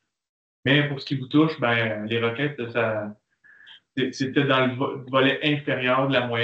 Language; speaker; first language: French; native; French